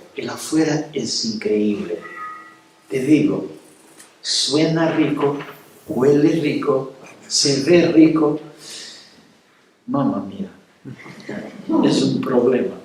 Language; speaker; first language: Spanish; non-native, fluent; Portuguese